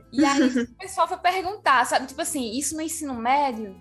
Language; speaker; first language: Portuguese; early bilingual, other home language; Spanish